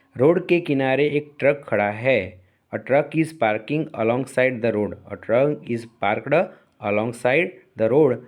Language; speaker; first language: Hindi; native; Hindi